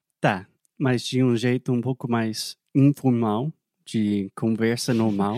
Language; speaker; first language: Portuguese; non-native, fluent; English